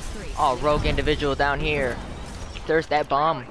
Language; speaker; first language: English; native; English